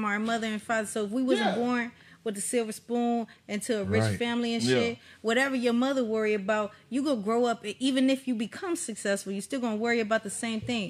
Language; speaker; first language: English; native; English